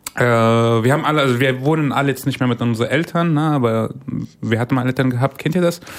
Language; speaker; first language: German; non-native, fluent; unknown